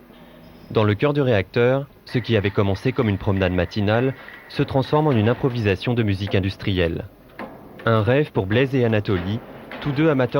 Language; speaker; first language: French; native; French